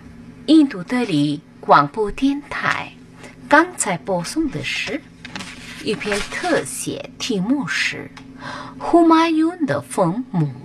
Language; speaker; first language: Chinese; non-native, learner; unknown